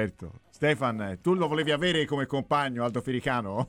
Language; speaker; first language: Italian; native; Italian